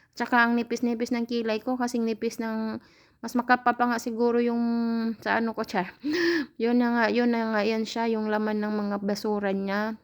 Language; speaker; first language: Filipino; native; Filipino